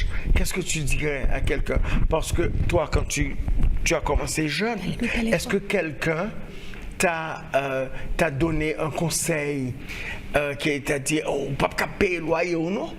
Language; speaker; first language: French; non-native, local second language; Haitian Creole